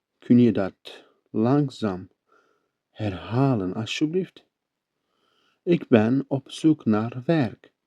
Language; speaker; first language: Dutch; non-native, learner; Turkish